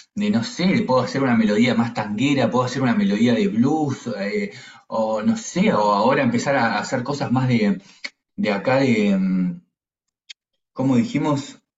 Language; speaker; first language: Spanish; native; Spanish